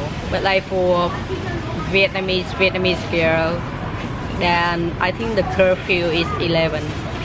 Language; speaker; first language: English; non-native, fluent; Vietnamese